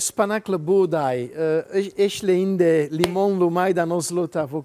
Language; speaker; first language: Turkish; non-native, fluent; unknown